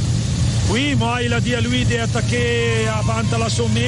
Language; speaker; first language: French; non-native, learner; Italian